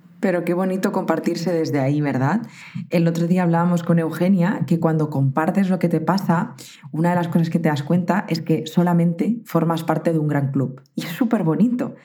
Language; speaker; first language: Spanish; native; Spanish